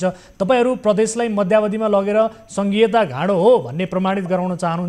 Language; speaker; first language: Nepali; native; Nepali